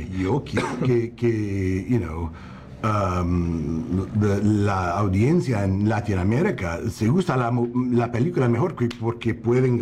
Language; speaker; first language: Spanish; non-native, fluent; English